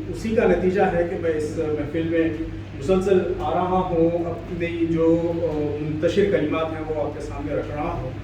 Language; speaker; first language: Urdu; native; Urdu